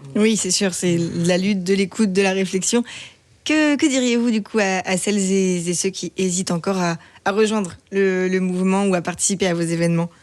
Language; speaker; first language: French; native; French